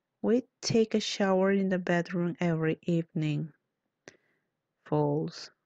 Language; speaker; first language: English; non-native, fluent; Spanish